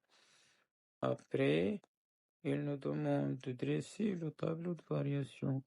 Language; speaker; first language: French; non-native, local second language; Arabic